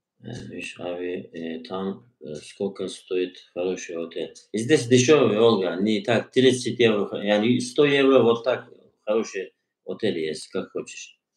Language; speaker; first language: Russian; non-native, learner; Turkish